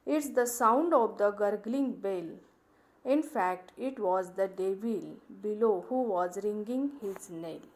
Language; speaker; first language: English; non-native, local second language; Marathi